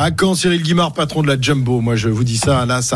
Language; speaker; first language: French; native; French